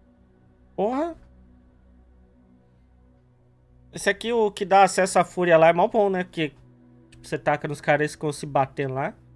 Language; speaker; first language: Portuguese; native; Portuguese